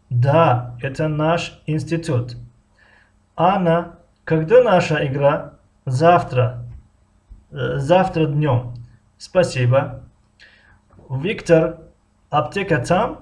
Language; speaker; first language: Russian; non-native, local second language; Tajik